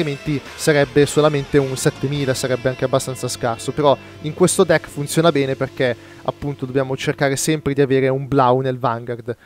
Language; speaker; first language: Italian; native; Italian